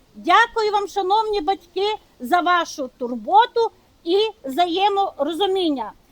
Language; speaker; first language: Ukrainian; native; Ukrainian